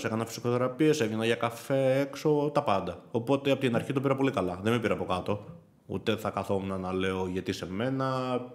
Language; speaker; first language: Greek; native; Greek